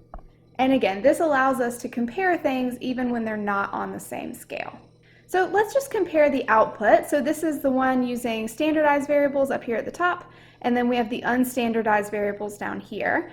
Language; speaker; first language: English; native; English